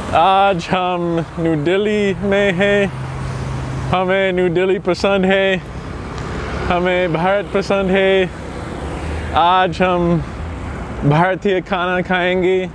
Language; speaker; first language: Hindi; non-native, learner; English